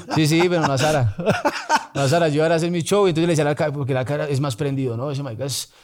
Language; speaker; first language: Spanish; native; Spanish